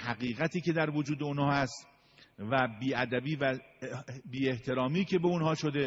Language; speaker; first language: Persian; native; Persian